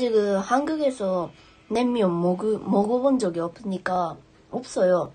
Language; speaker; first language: Korean; non-native, learner; Japanese